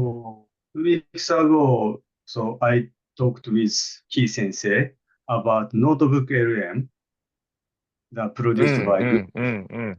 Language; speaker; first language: English; non-native, fluent; Japanese